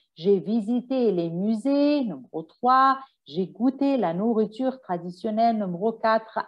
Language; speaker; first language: French; non-native, fluent; Arabic